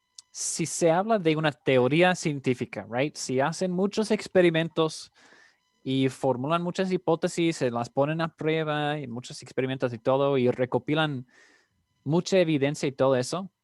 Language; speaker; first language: Spanish; non-native, fluent; English